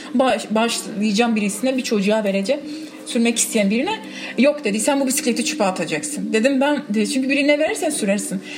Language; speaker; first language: Turkish; non-native, local second language; Kurdish